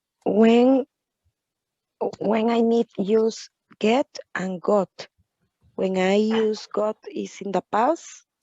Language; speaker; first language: English; non-native, learner; Spanish